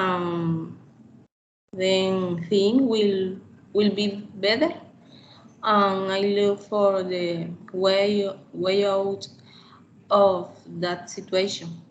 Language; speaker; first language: English; non-native, learner; Spanish